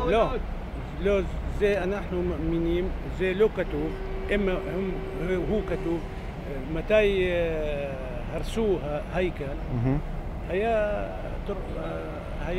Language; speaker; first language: Hebrew; non-native, local second language; Arabic